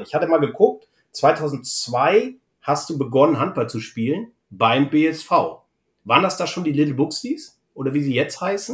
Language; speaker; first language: German; native; German